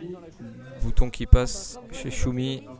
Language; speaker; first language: French; native; French